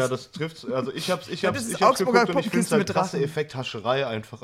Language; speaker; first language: German; native; German